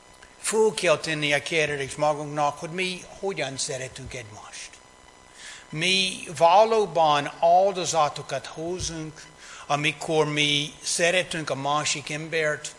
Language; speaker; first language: Hungarian; non-native, fluent; English